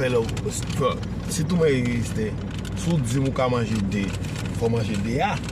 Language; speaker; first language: Spanish; non-native, fluent; Haitian Creole